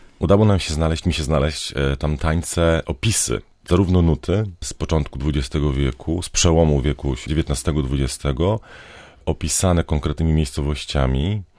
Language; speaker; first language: Polish; native; Polish